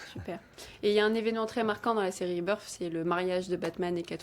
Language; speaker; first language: French; native; French